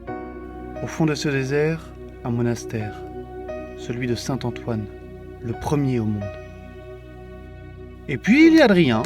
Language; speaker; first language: French; native; French